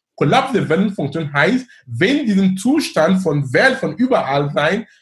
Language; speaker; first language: German; non-native, fluent; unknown